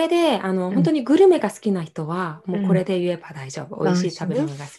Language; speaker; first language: Japanese; non-native, fluent; Korean